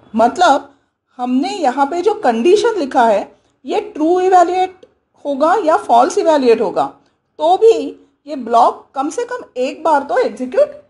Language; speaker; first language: Hindi; native; Hindi